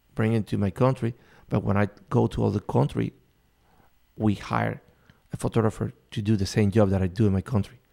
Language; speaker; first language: English; non-native, learner; Spanish